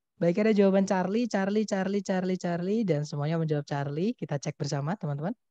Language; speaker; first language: Indonesian; non-native, local second language; Javanese